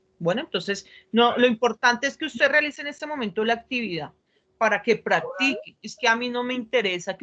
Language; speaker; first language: Spanish; native; Spanish